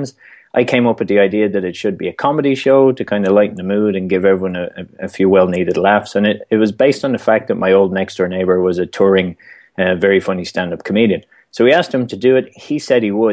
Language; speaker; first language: English; native; English